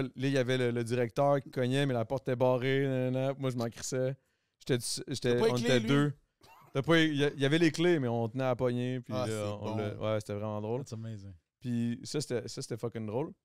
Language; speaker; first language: French; native; French